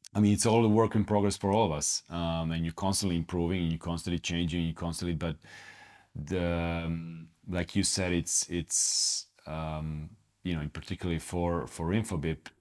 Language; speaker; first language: English; non-native, fluent; Croatian